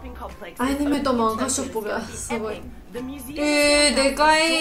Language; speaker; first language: Japanese; non-native, learner; Georgian